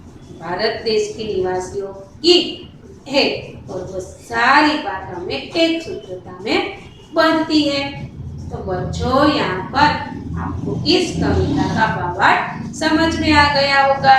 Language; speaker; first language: Hindi; non-native, local second language; Gujarati